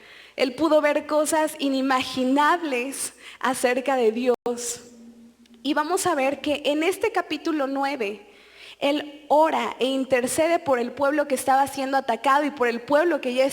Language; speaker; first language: Spanish; native; Spanish